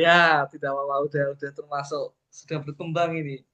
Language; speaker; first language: Indonesian; native; Indonesian